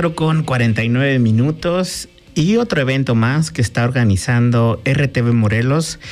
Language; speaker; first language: Spanish; native; Spanish